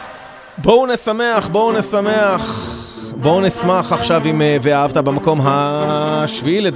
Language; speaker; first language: Hebrew; native; Hebrew